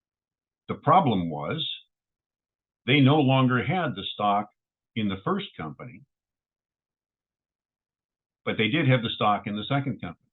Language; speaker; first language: English; native; English